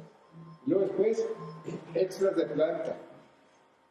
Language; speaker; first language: Spanish; native; Spanish